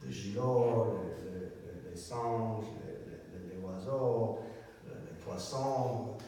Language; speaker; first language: French; non-native, learner; English